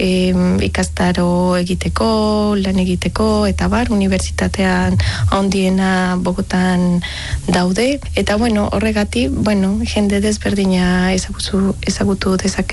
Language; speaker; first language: Basque; non-native, learner; Spanish